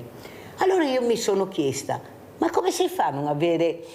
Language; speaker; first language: Italian; native; Italian